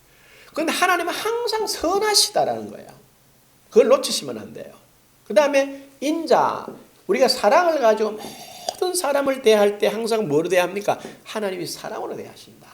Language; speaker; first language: Korean; native; Korean